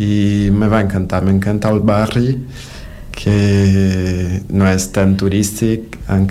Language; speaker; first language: Catalan; non-native, learner; Portuguese